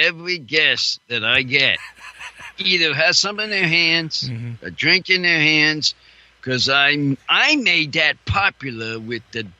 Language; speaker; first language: English; non-native, fluent; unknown